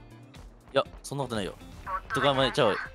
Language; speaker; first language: Japanese; native; Japanese